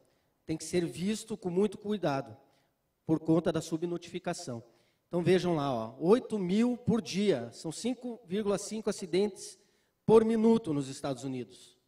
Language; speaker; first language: Portuguese; native; Portuguese